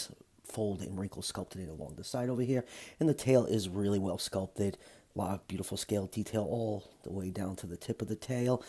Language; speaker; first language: English; native; English